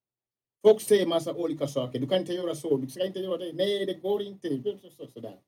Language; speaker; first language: Swedish; non-native, fluent; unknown